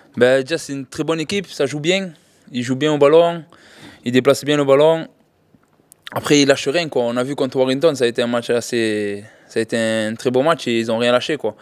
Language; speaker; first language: French; native; French